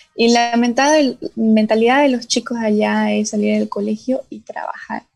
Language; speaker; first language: Spanish; non-native, local second language; Portuguese